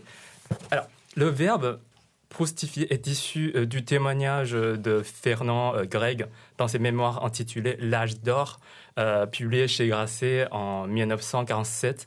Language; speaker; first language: French; non-native, fluent; Chinese